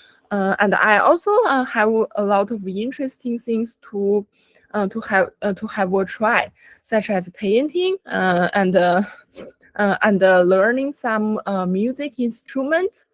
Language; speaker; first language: English; non-native, learner; Chinese